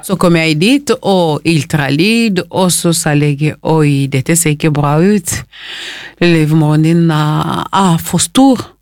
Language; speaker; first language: Norwegian; non-native, fluent; Lingala